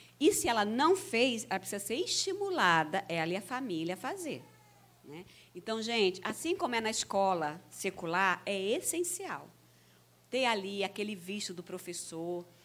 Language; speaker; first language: Portuguese; native; Portuguese